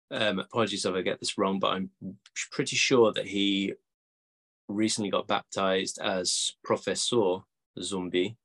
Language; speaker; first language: English; native; English